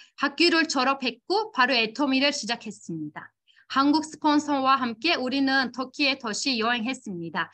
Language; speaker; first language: Korean; non-native, fluent; Turkish